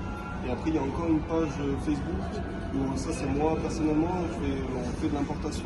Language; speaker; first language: French; native; French